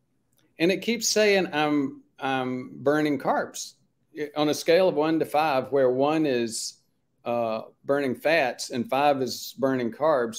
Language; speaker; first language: English; native; English